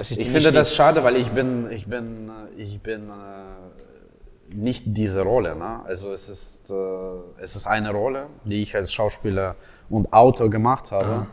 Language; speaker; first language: German; non-native, fluent; Russian